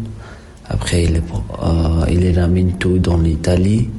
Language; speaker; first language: French; non-native, learner; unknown